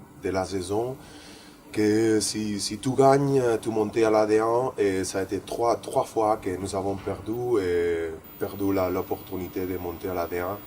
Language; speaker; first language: French; non-native, learner; Spanish